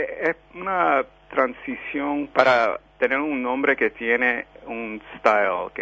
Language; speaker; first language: Spanish; early bilingual, heritage; Spanish